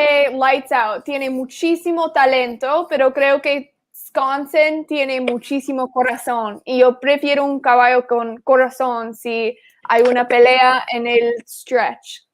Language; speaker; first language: Spanish; non-native, fluent; English